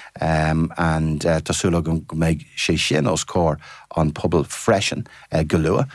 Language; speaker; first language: Irish; non-native, fluent; English